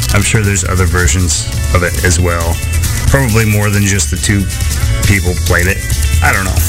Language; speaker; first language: English; native; English